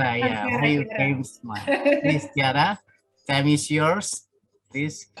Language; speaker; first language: English; non-native, learner; Indonesian